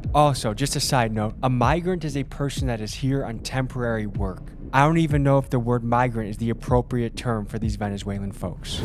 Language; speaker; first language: English; native; English